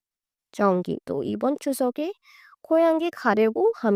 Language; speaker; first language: Korean; non-native, learner; Hindi